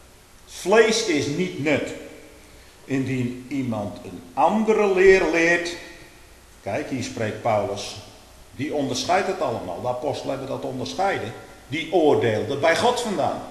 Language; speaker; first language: Dutch; native; Dutch